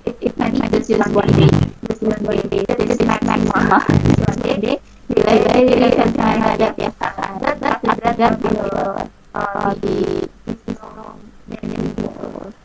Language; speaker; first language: English; non-native, learner; Indonesian